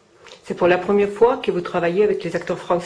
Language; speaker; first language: French; non-native, fluent; Russian